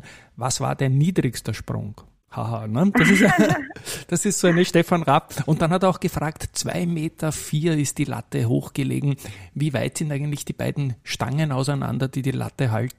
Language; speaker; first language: German; native; German